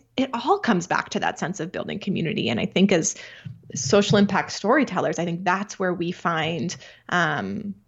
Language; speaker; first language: English; native; English